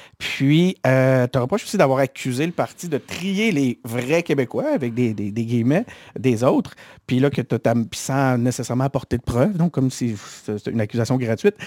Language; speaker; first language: French; native; French